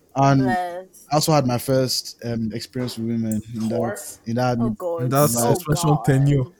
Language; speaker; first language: English; non-native, local second language; Yoruba